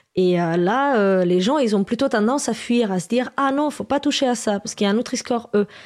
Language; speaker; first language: French; non-native, fluent; Romanian